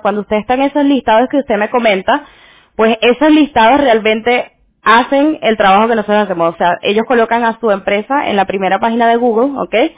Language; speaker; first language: Spanish; non-native, fluent; English